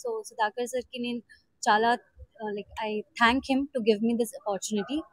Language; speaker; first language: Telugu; non-native, learner; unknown